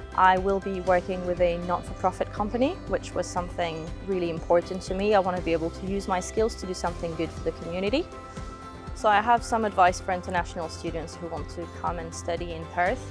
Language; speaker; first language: English; non-native, fluent; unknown